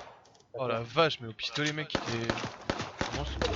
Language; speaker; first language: French; native; French